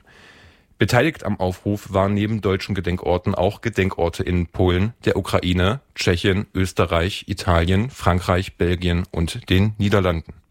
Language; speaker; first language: German; native; German